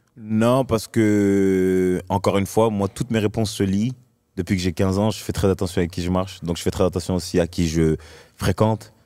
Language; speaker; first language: French; native; French